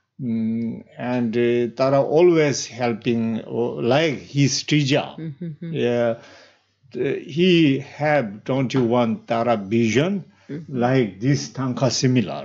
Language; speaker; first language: English; non-native, learner; Tibetan